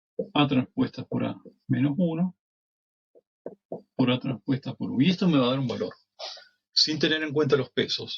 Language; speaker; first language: Spanish; native; Spanish